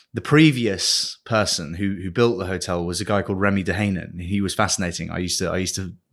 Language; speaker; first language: English; early bilingual, other home language; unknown